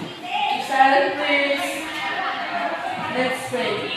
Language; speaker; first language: English; non-native, learner; Indonesian